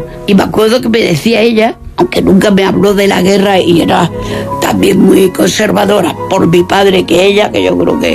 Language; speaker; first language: Spanish; native; Spanish